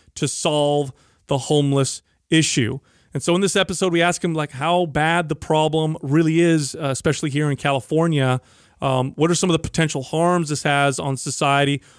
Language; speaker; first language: English; native; English